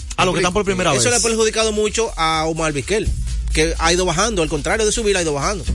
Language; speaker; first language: Spanish; native; Spanish